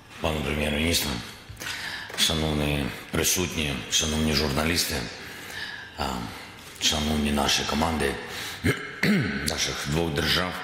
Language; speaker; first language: Ukrainian; non-native, local second language; Russian